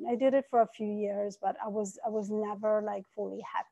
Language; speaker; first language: English; non-native, fluent; Italian